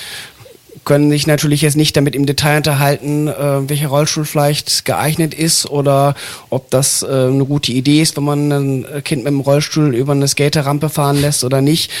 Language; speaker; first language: German; native; German